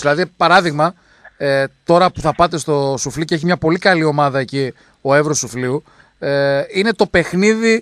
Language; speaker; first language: Greek; native; Greek